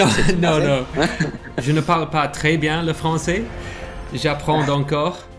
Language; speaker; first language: French; non-native, learner; English